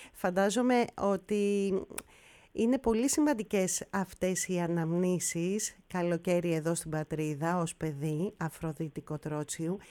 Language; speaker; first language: Greek; native; Greek